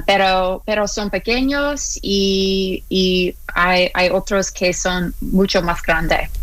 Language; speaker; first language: Spanish; non-native, learner; English